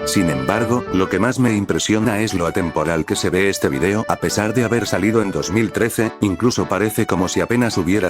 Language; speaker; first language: Spanish; native; Spanish